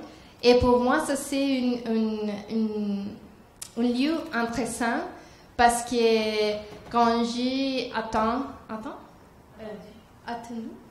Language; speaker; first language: French; non-native, learner; Spanish